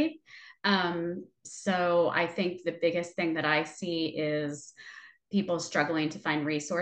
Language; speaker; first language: English; native; English